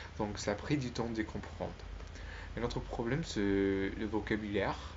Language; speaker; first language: French; non-native, learner; Spanish